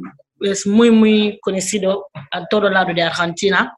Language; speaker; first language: Spanish; non-native, learner; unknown